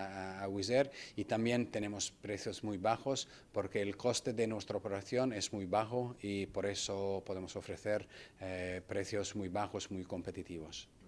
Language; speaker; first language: Spanish; non-native, fluent; Hungarian